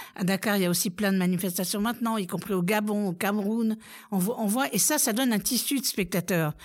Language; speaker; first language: French; native; French